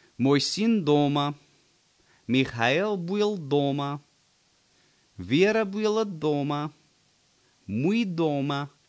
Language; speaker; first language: Russian; non-native, learner; English